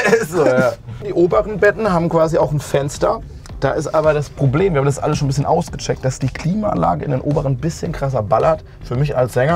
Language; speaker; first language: German; native; German